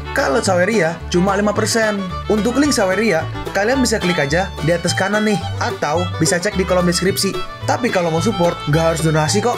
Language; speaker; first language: Indonesian; native; Indonesian